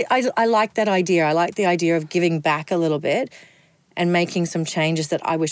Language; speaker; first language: English; native; English